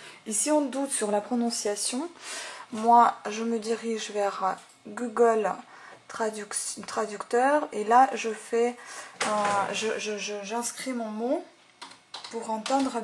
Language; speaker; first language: French; native; French